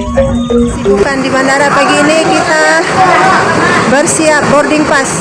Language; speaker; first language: Indonesian; native; Indonesian